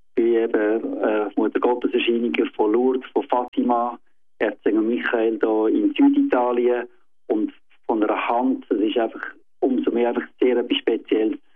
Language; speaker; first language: German; native; German